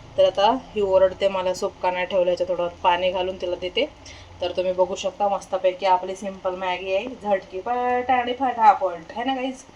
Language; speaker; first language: Marathi; non-native, local second language; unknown